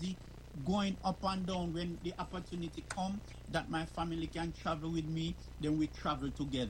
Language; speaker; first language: English; non-native, local second language; Jamaican Creole English